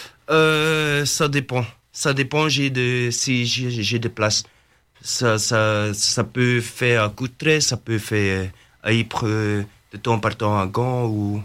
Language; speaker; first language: French; non-native, learner; Dutch